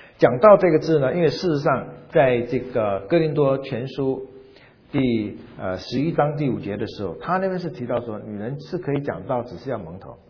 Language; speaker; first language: Chinese; native; Chinese